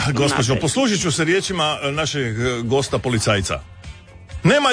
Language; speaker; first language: Serbian; native; Serbian